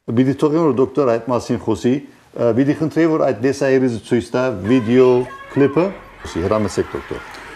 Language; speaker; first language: Armenian; early bilingual, heritage; Armenian